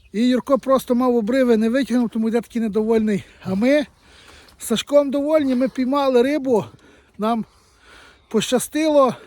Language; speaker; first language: Ukrainian; native; Ukrainian